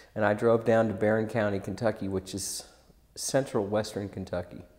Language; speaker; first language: English; native; English